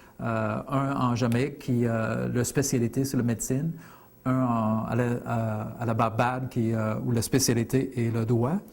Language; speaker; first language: French; non-native, fluent; English